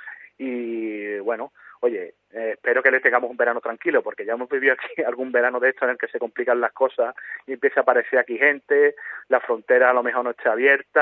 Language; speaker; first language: Spanish; native; Spanish